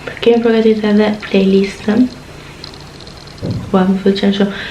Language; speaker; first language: Albanian; early bilingual, heritage; Albanian